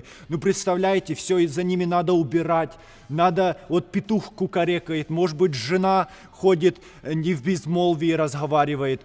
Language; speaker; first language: Russian; early bilingual, heritage; Russian